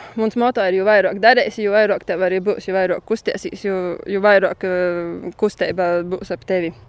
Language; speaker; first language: Latvian; native; Latvian